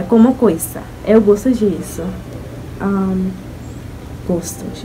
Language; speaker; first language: Portuguese; non-native, learner; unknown